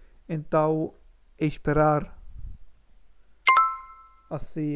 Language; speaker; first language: Portuguese; non-native, learner; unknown